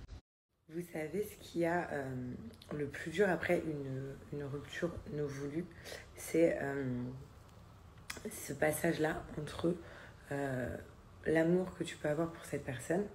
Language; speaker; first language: French; native; French